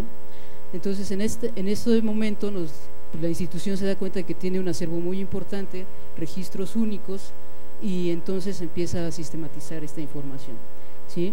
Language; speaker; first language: Spanish; native; Spanish